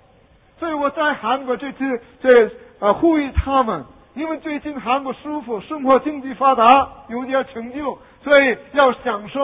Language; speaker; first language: Chinese; non-native, fluent; Korean